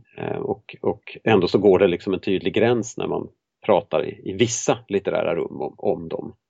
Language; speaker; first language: Swedish; native; Swedish